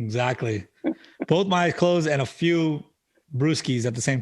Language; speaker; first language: English; native; English